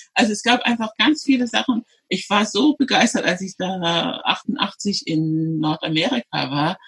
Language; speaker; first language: German; native; German